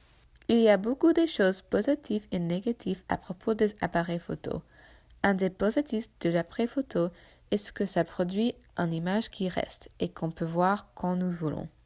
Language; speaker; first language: French; non-native, learner; English